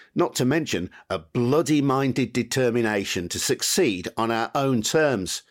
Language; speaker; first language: English; native; English